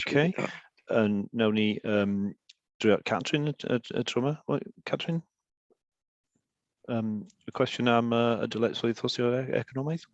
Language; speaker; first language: Welsh; native; Welsh